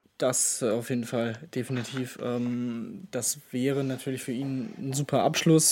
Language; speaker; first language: German; native; German